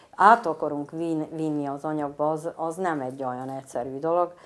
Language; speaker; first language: Hungarian; native; Hungarian